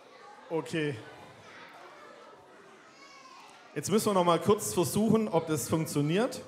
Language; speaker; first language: German; native; German